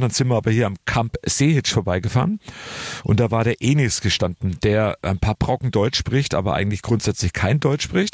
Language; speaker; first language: German; native; German